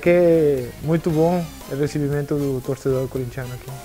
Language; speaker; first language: Portuguese; non-native, learner; Spanish